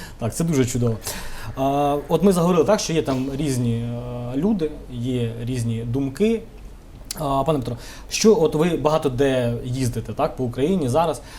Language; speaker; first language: Ukrainian; native; Ukrainian